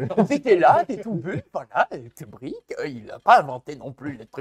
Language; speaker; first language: French; native; French